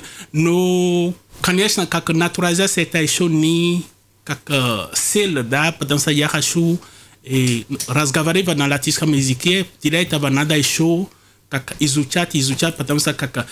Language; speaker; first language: Russian; non-native, fluent; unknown